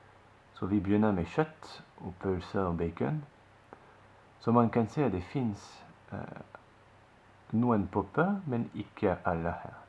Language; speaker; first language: Norwegian; non-native, fluent; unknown